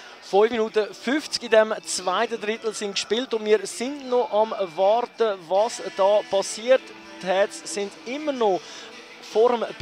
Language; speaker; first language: German; native; German